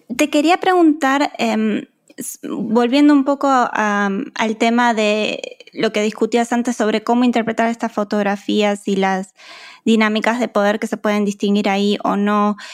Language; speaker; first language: Spanish; native; Spanish